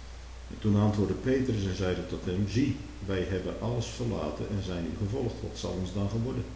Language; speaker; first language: Dutch; native; Dutch